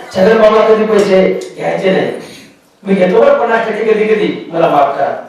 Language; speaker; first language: Marathi; non-native, local second language; Lambadi